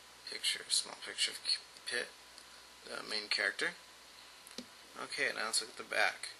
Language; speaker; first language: English; native; English